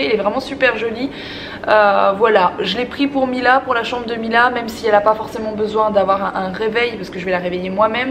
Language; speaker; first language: French; native; French